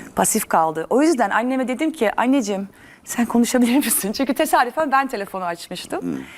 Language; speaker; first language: Turkish; early bilingual, heritage; Turkish